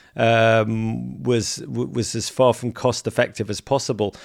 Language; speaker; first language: English; native; English